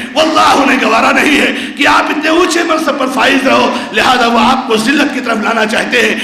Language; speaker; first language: Urdu; non-native, local second language; Konkani